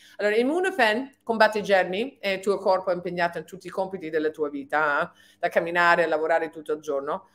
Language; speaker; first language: Italian; non-native, fluent; English